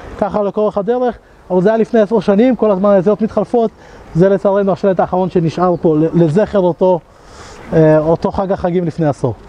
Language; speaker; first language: Hebrew; native; Hebrew